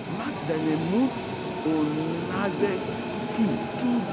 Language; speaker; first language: German; non-native, learner; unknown